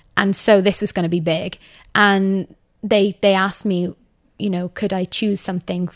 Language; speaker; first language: English; native; English